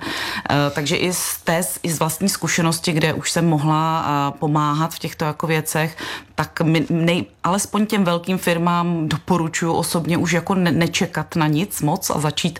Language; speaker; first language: Czech; native; Czech